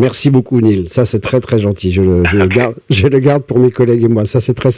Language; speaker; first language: French; native; French